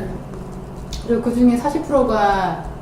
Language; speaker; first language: Korean; native; Korean